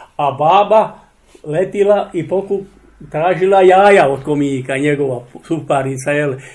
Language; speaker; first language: Serbian; non-native, local second language; Czech